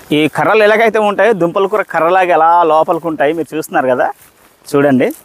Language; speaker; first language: Telugu; non-native, local second language; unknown